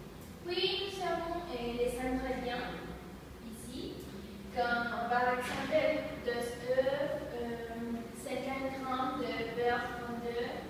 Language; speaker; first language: French; non-native, learner; Spanish